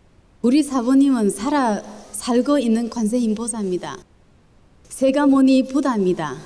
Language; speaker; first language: Korean; early bilingual, other home language; Chinese